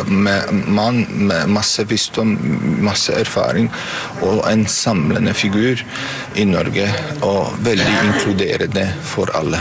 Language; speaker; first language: Norwegian; non-native, fluent; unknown